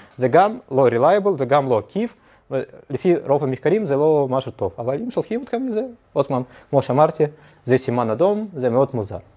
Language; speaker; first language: Hebrew; non-native, fluent; Russian